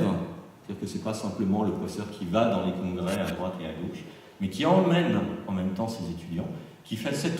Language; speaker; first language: French; native; French